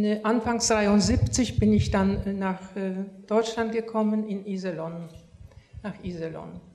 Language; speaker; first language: German; non-native, fluent; Polish